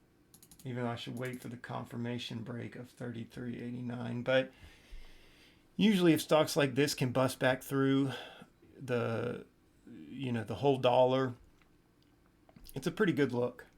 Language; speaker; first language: English; native; English